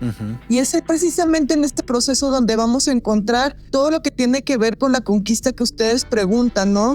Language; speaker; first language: Spanish; native; Spanish